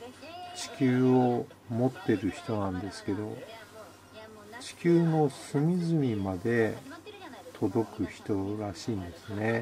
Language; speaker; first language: Japanese; native; Japanese